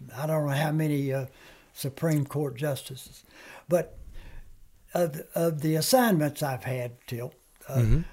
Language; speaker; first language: English; early bilingual, other home language; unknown